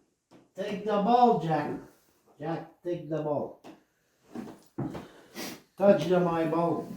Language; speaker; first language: English; non-native, learner; French